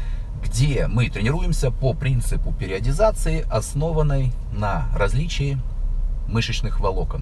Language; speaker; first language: Russian; native; Russian